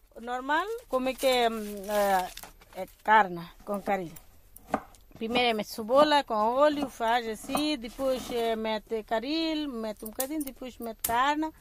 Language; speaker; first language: Portuguese; non-native, learner; Bangla